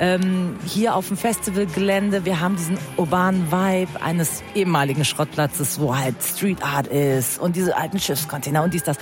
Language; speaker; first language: German; early bilingual, other home language; Persian